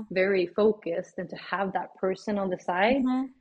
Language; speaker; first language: English; non-native, fluent; Swedish